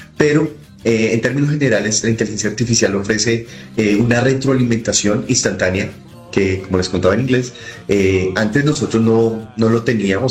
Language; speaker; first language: Spanish; native; Spanish